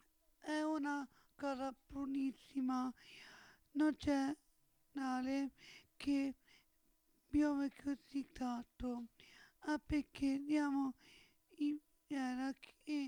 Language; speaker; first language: Italian; non-native, learner; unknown